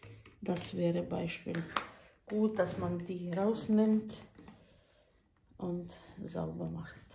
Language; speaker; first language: German; non-native, fluent; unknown